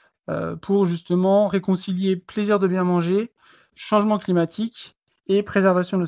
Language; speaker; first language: French; native; French